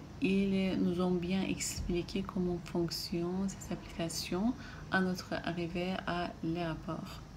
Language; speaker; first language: French; non-native, fluent; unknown